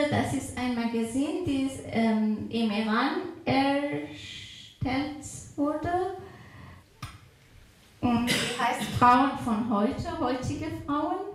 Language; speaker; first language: German; non-native, fluent; Persian